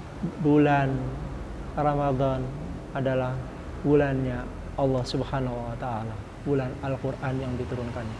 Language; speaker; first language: Indonesian; native; Indonesian